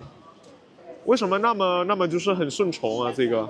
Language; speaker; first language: Chinese; non-native, fluent; Indonesian